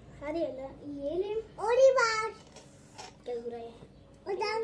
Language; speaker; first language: Turkish; early bilingual, other home language; Persian